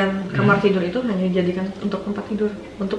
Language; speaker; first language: Indonesian; native; Indonesian